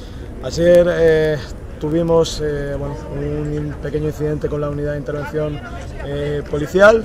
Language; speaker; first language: Spanish; native; Spanish